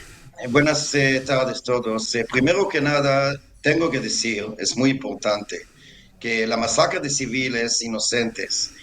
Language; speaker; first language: Spanish; non-native, fluent; Hebrew